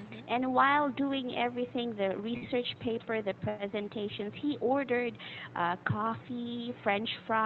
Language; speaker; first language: English; non-native, fluent; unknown